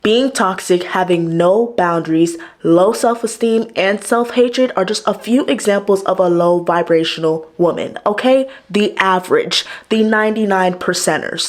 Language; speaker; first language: English; native; English